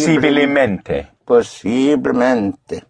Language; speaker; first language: Italian; non-native, fluent; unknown